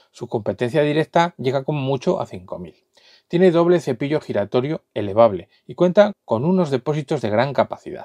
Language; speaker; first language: Spanish; native; Spanish